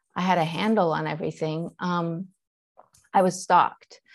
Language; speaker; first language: English; early bilingual, other home language; Persian